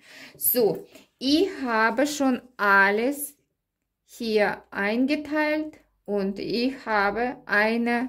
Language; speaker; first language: German; non-native, learner; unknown